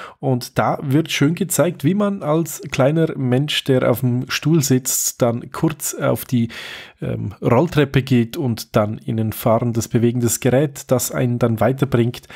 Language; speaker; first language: German; native; German